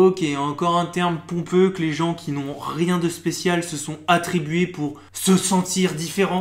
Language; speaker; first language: French; native; French